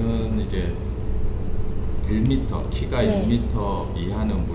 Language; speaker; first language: Korean; native; Korean